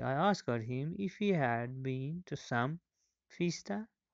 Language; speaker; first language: English; non-native, local second language; Kashmiri